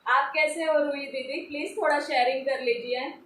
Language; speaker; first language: Hindi; non-native, local second language; Marathi